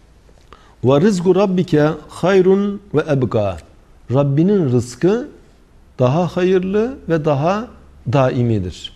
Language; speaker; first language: Turkish; native; Turkish